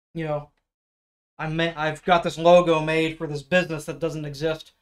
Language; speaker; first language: English; native; English